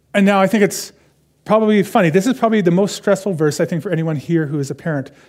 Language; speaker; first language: English; native; English